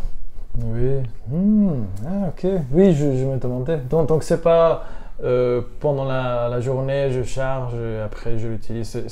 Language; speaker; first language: French; non-native, learner; Spanish